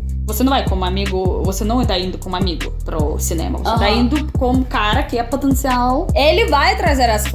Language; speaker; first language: Portuguese; non-native, fluent; Russian